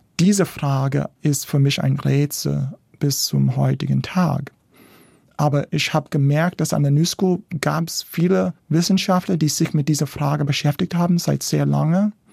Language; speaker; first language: German; non-native, fluent; English